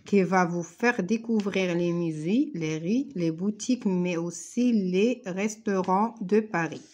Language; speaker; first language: French; non-native, local second language; Arabic